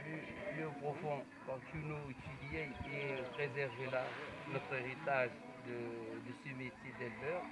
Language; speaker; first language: French; non-native, learner; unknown